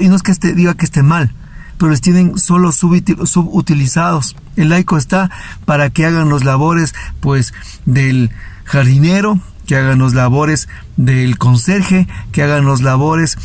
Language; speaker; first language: Spanish; native; Spanish